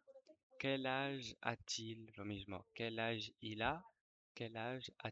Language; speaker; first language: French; non-native, fluent; Spanish